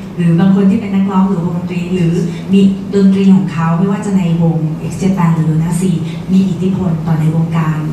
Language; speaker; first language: Thai; native; Thai